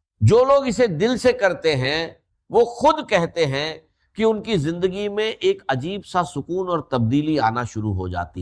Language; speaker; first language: Urdu; native; Urdu